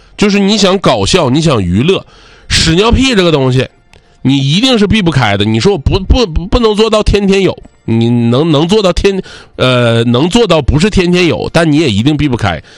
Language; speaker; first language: Chinese; native; Chinese